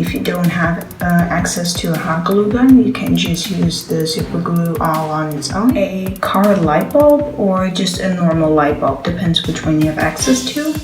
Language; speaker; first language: English; non-native, fluent; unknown